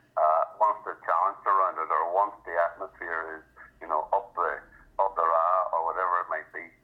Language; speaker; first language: English; native; English